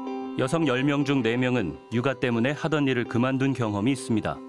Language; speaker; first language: Korean; native; Korean